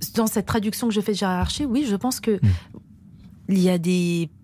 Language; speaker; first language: French; native; French